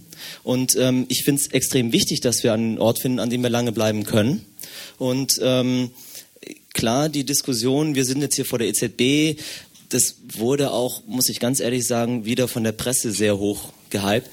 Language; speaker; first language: German; native; German